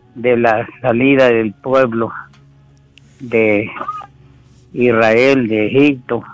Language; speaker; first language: Spanish; native; Spanish